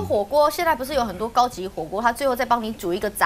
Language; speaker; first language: Chinese; native; Chinese